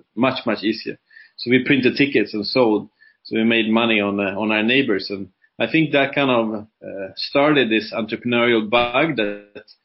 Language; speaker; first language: English; non-native, fluent; Swedish